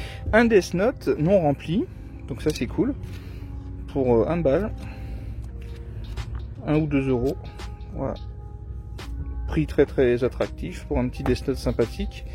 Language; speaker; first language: French; native; French